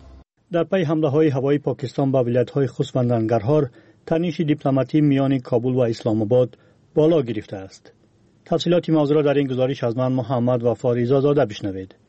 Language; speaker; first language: Persian; native; Persian